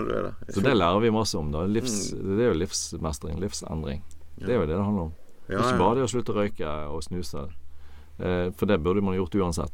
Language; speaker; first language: Norwegian; native; Norwegian